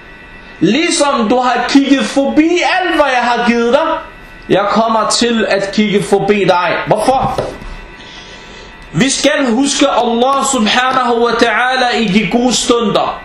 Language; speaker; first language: Danish; early bilingual, other home language; Arabic